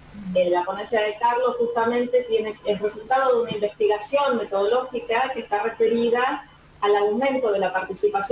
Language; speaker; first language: Spanish; native; Spanish